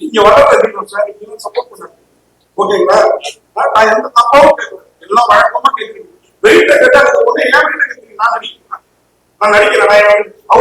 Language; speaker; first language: Tamil; native; Tamil